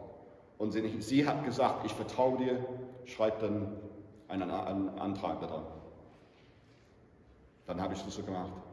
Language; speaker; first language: German; non-native, fluent; English